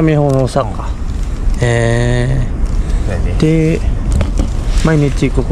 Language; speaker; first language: Japanese; non-native, learner; Filipino